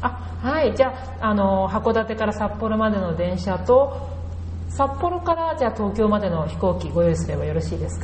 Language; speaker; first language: Japanese; native; Japanese